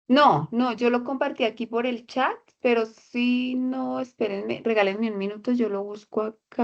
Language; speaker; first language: Spanish; native; Spanish